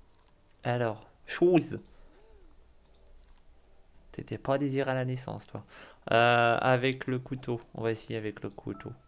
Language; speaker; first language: French; native; French